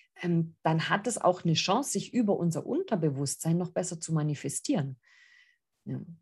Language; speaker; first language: German; early bilingual, other home language; Greek